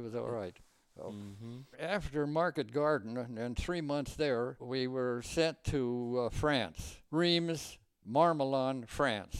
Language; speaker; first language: English; native; English